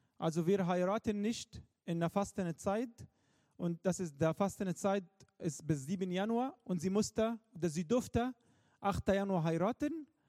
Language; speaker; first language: German; non-native, fluent; Arabic